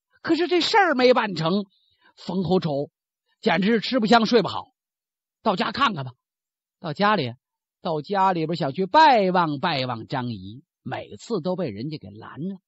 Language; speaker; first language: Chinese; native; Chinese